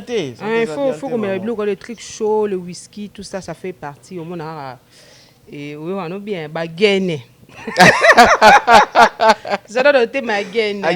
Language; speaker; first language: French; non-native, local second language; Lingala